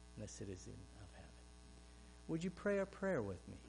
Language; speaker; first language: English; non-native, fluent; Romanian